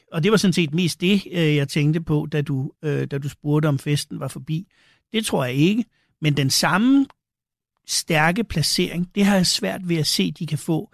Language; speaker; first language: Danish; native; Danish